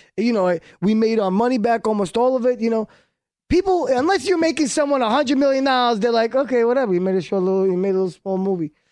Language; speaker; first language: English; early bilingual, other home language; Hebrew